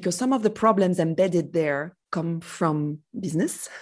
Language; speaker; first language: English; non-native, fluent; French